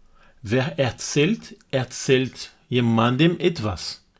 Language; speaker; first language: German; non-native, fluent; Portuguese